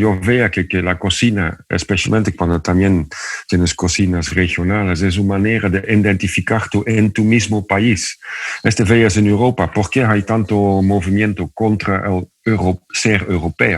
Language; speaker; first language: Spanish; non-native, fluent; Dutch